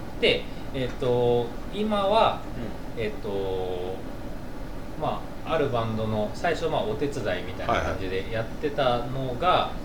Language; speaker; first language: Japanese; native; Japanese